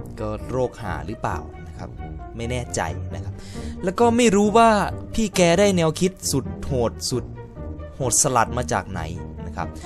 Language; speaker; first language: Thai; native; Thai